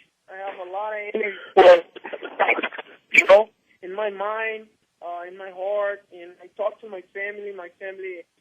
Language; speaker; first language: English; non-native, learner; Portuguese